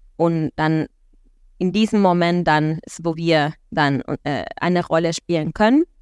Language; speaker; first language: German; non-native, fluent; Spanish